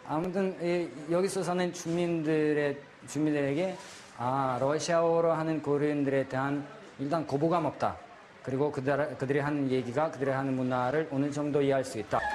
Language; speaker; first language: Korean; non-native, fluent; Russian